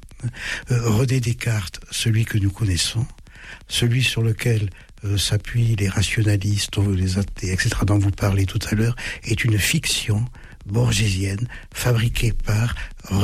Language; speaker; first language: French; early bilingual, other home language; German